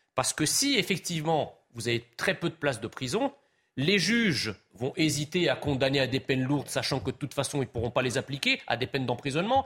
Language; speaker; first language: French; early bilingual, other home language; Arabic